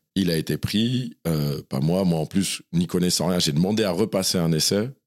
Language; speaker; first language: French; native; French